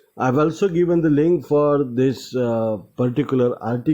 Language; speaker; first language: English; non-native, local second language; Marathi